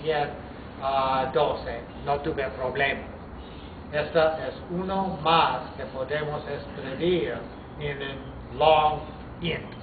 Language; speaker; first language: Spanish; non-native, fluent; English